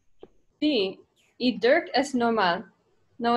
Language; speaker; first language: Spanish; non-native, learner; English